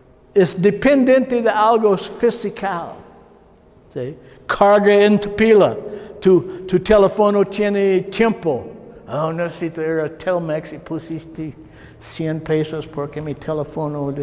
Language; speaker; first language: Spanish; non-native, learner; English